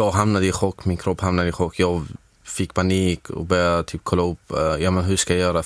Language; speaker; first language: Swedish; non-native, fluent; Arabic